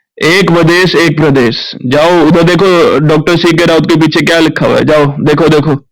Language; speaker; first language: Hindi; non-native, local second language; Maithili